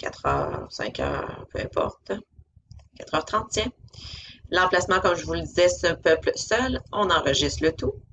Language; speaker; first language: French; native; French